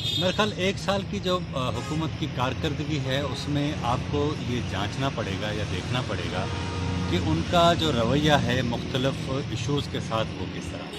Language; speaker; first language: Urdu; non-native, local second language; Sindhi